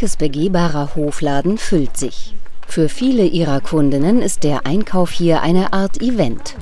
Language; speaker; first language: German; native; German